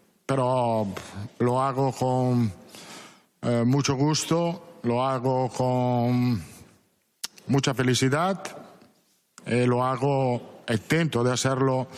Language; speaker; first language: Spanish; non-native, fluent; Italian